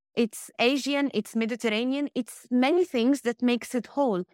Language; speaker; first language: English; non-native, fluent; Arabic